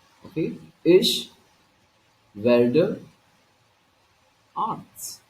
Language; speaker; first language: German; non-native, fluent; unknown